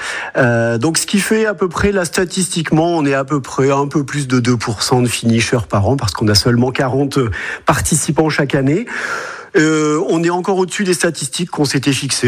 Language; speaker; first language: French; native; French